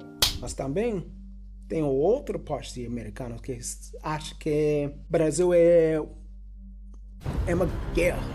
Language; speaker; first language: Portuguese; non-native, fluent; English